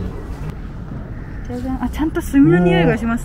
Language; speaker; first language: Japanese; native; Japanese